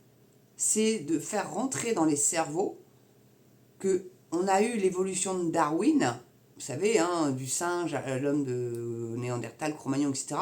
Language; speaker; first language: French; native; French